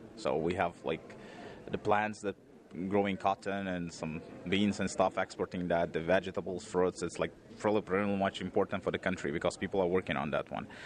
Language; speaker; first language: English; non-native, fluent; Uzbek